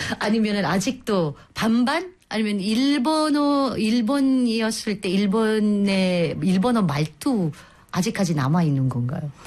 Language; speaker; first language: Korean; non-native, fluent; Filipino